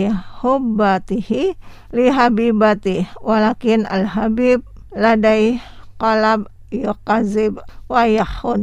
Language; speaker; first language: Arabic; non-native, fluent; Indonesian